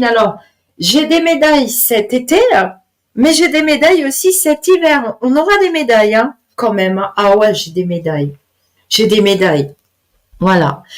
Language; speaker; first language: French; native; French